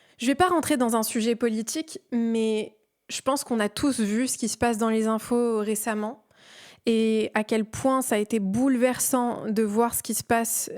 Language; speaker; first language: French; early bilingual, other home language; Persian